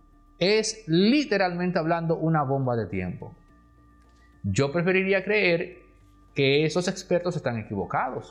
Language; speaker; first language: Spanish; native; Spanish